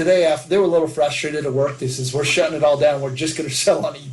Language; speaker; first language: English; native; English